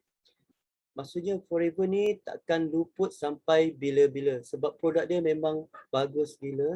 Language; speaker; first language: Malay; native; Malay